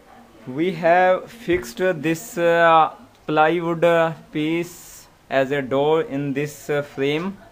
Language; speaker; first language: English; non-native, local second language; Hindi